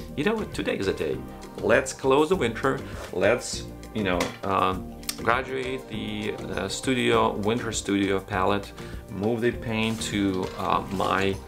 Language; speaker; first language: English; non-native, fluent; Ukrainian